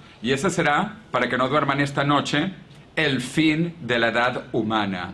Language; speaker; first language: Spanish; native; Spanish